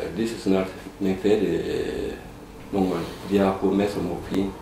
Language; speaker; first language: Danish; non-native, learner; Turkish